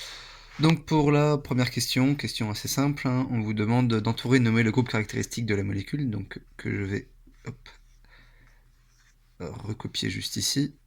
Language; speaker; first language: French; native; French